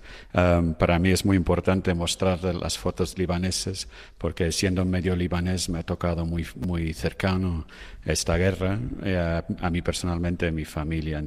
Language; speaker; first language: Spanish; non-native, fluent; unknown